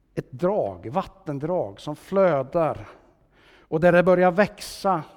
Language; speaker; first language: Swedish; native; Swedish